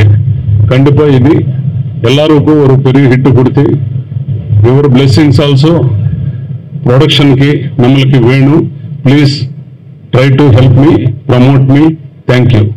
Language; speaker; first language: Tamil; non-native, learner; Telugu